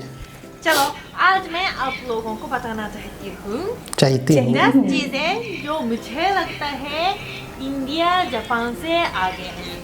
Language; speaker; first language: Hindi; non-native, fluent; Japanese